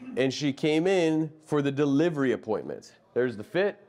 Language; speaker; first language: English; native; English